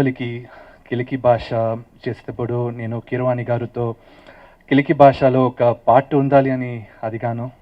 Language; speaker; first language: Telugu; non-native, learner; Tamil